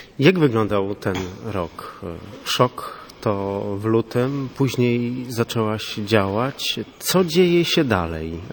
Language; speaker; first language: Polish; native; Polish